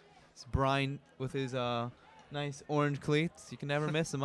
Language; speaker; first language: English; native; English